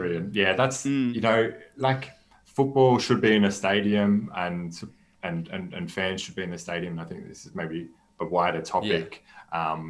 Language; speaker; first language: English; native; English